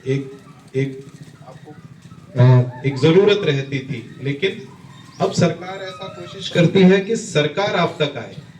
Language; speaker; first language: Hindi; native; Hindi